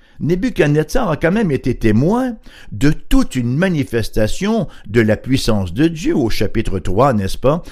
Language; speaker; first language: French; native; French